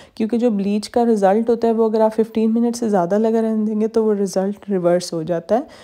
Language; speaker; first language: Urdu; native; Urdu